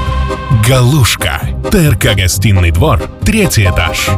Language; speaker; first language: Russian; native; Russian